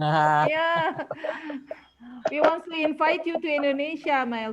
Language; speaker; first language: English; non-native, learner; Indonesian